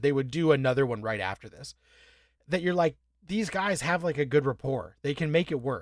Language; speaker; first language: English; native; English